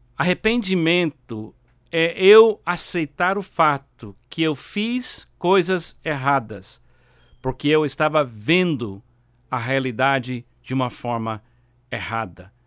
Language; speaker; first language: Portuguese; non-native, fluent; English